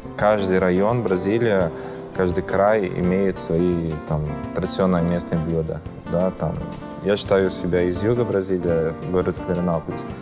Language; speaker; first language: Russian; non-native, fluent; Portuguese